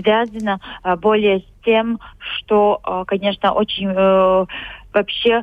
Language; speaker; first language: Russian; non-native, local second language; Latvian